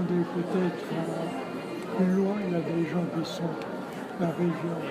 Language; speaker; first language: French; native; French